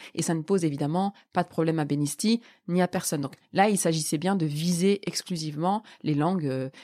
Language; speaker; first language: French; native; French